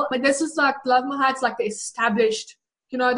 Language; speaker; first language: English; non-native, local second language; Afrikaans